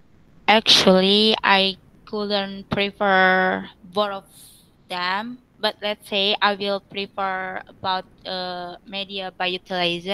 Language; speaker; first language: English; non-native, learner; Indonesian